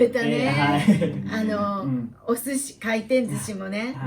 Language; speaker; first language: Japanese; native; Japanese